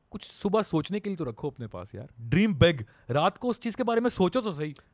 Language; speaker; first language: Hindi; native; Hindi